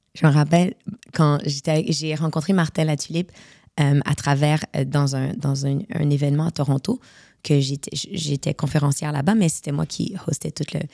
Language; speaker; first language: French; native; French